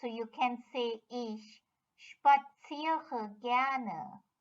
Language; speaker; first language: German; non-native, fluent; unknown